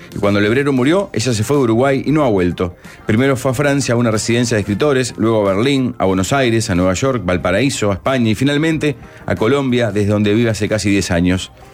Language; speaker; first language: Spanish; native; Spanish